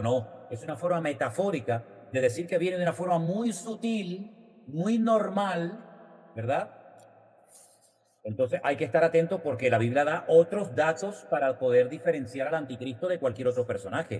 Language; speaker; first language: Spanish; native; Spanish